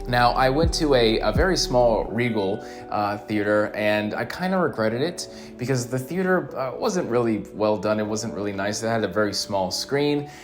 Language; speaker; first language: English; native; English